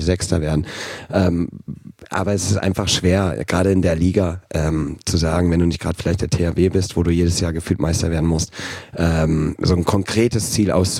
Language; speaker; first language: German; native; German